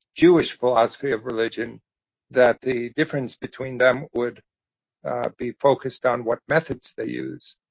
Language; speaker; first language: English; native; English